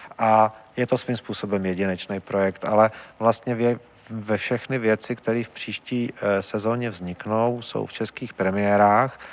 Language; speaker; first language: Czech; native; Czech